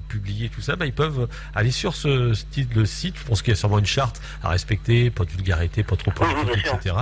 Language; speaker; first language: French; native; French